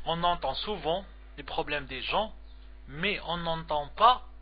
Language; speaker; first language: French; non-native, local second language; Arabic